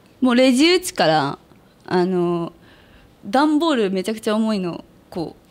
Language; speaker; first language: Japanese; native; Japanese